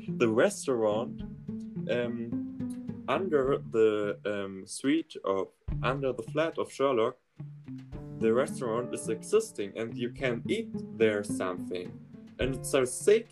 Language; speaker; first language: English; non-native, learner; German